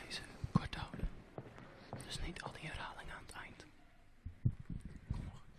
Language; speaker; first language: Dutch; non-native, fluent; Kurdish